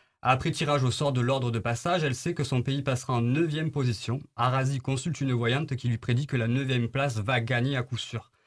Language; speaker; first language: French; native; French